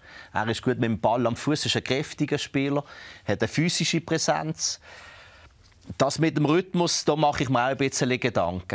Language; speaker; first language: German; native; German